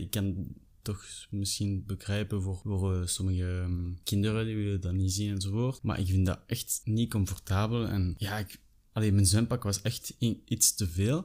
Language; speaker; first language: Dutch; non-native, learner; French